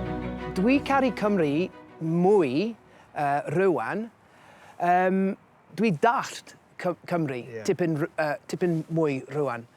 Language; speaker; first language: Welsh; non-native, learner; English